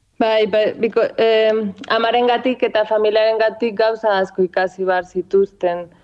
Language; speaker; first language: Basque; non-native, local second language; Spanish